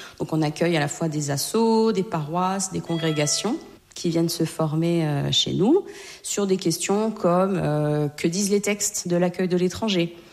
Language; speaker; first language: French; native; French